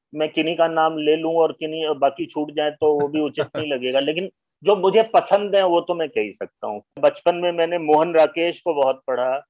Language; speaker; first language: Hindi; native; Hindi